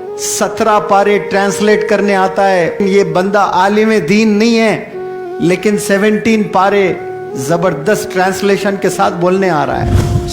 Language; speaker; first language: Urdu; native; Urdu